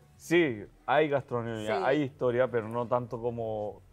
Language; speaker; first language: Spanish; native; Spanish